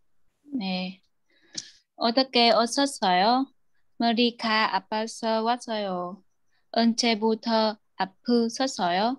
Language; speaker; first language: Korean; non-native, learner; Vietnamese